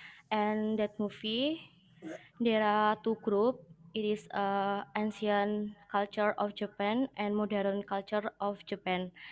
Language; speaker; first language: English; non-native, learner; Indonesian